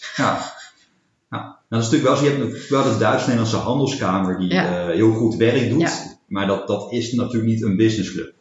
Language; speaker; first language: Dutch; native; Dutch